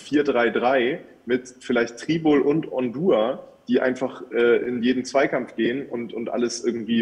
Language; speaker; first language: German; native; German